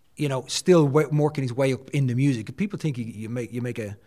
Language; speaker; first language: English; native; English